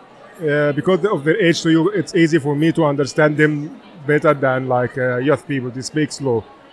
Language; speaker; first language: English; non-native, fluent; Arabic